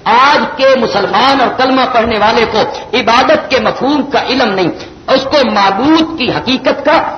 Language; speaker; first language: Urdu; non-native, local second language; Punjabi